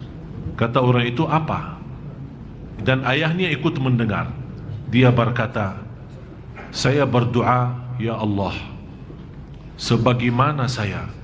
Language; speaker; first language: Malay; non-native, fluent; Arabic